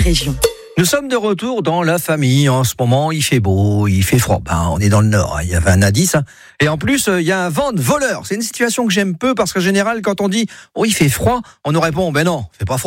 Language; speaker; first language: French; native; French